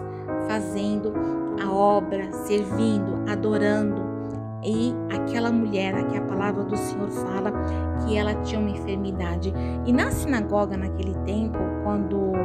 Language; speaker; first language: Portuguese; native; Portuguese